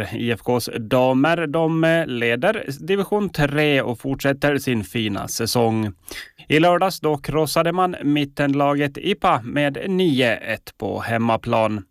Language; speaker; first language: Swedish; native; Swedish